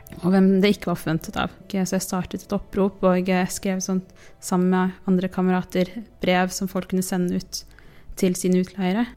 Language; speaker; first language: Norwegian; early bilingual, other home language; Tigrinya